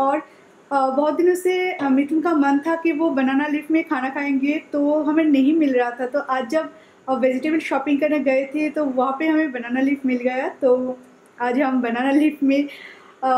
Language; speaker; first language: Hindi; non-native, local second language; Bangla